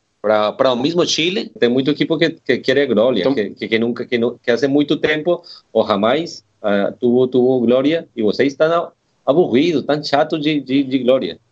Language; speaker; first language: Portuguese; non-native, learner; Spanish